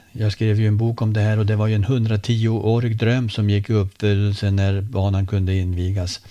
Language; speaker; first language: Swedish; native; Swedish